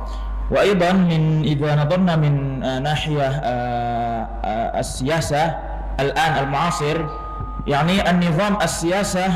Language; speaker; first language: Arabic; non-native, learner; Indonesian